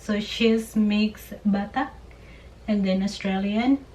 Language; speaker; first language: English; non-native, fluent; Indonesian